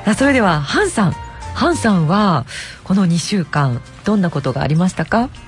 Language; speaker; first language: Japanese; native; Japanese